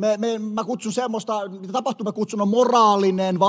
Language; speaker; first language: Finnish; native; Finnish